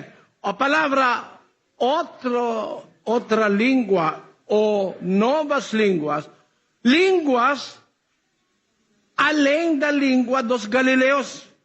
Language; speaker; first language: Portuguese; non-native, learner; Filipino